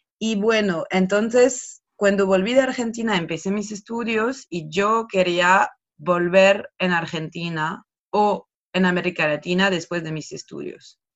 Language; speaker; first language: Spanish; non-native, fluent; French